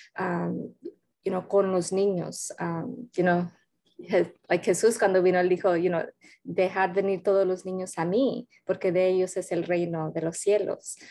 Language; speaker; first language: Spanish; early bilingual, heritage; Spanish